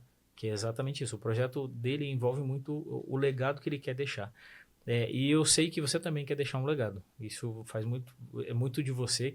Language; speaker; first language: Portuguese; native; Portuguese